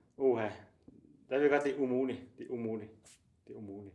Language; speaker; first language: Danish; non-native, learner; Chinese